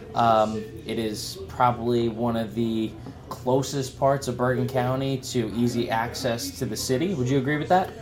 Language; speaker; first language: English; native; English